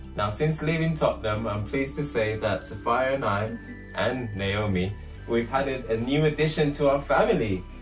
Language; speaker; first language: English; native; English